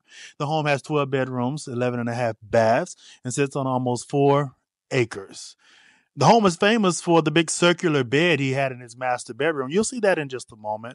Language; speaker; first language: English; native; English